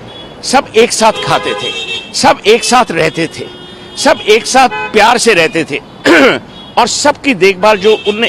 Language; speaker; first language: Hindi; native; Hindi